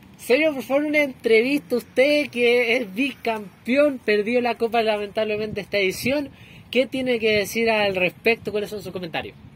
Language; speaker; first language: Spanish; native; Spanish